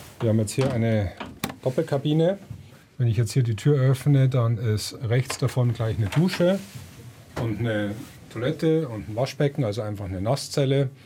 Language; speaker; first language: German; native; German